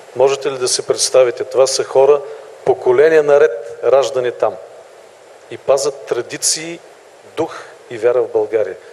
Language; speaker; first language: Bulgarian; native; Bulgarian